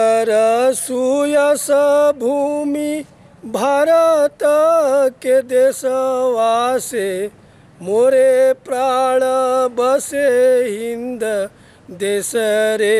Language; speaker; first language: Hindi; native; Hindi